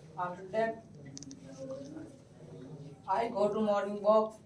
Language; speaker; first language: English; non-native, learner; Hindi